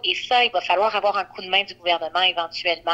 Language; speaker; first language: French; native; French